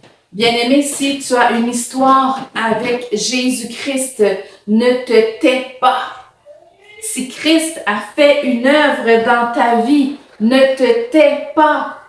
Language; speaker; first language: French; native; French